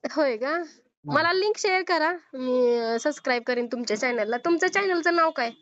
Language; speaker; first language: Marathi; non-native, local second language; Urdu